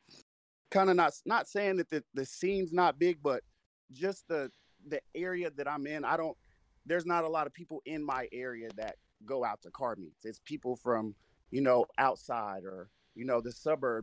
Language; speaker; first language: English; native; English